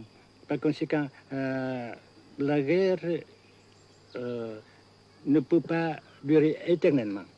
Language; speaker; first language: French; non-native, fluent; Vietnamese